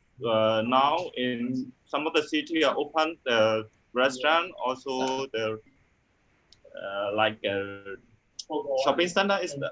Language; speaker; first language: English; non-native, learner; Burmese